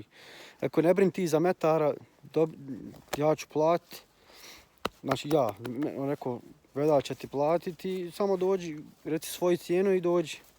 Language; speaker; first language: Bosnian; early bilingual, heritage; Croatian